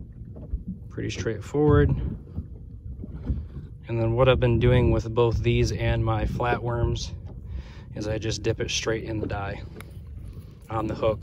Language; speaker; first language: English; native; English